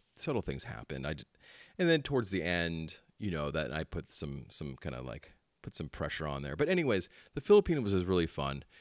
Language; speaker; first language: English; early bilingual, other home language; Filipino